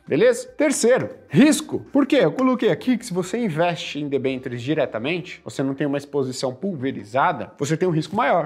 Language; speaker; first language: Portuguese; native; Portuguese